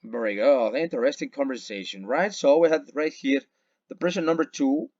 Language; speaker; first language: English; non-native, fluent; Spanish